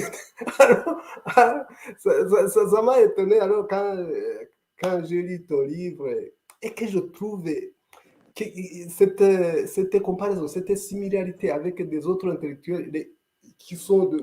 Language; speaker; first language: French; non-native, local second language; Kinyarwanda